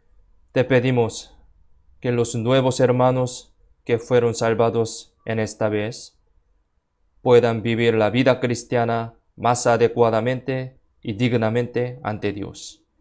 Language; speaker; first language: Spanish; non-native, fluent; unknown